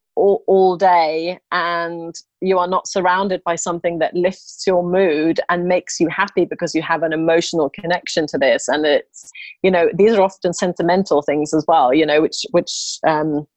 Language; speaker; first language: English; native; English